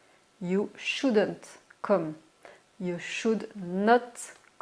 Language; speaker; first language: English; non-native, fluent; French